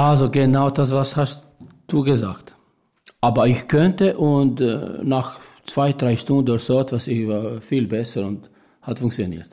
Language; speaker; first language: German; non-native, learner; Albanian